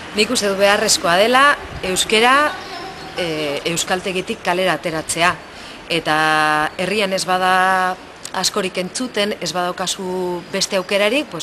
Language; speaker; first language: Basque; non-native, local second language; Spanish